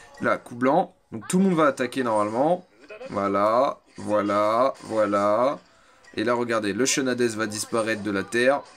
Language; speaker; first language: French; native; French